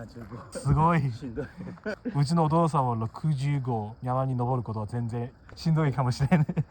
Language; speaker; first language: Japanese; non-native, learner; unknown